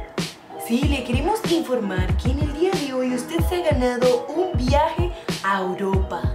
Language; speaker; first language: Spanish; native; Spanish